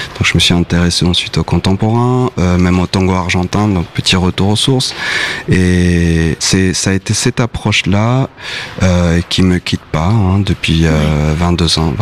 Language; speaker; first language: French; non-native, fluent; Spanish